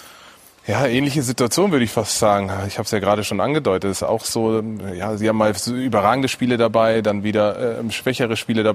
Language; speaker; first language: German; native; German